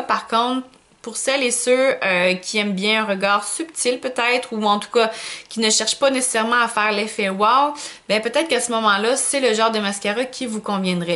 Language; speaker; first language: French; native; French